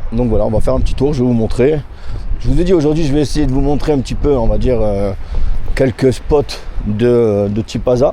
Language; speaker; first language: French; native; French